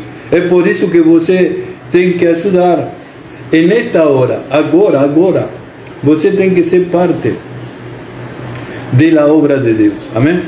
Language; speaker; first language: Portuguese; non-native, fluent; Spanish